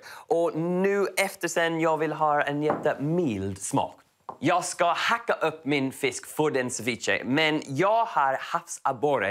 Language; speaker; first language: Swedish; non-native, learner; English